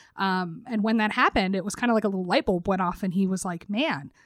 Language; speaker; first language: English; native; English